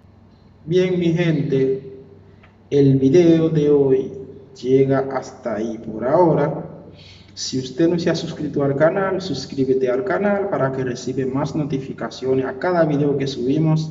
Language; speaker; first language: Spanish; non-native, fluent; Haitian Creole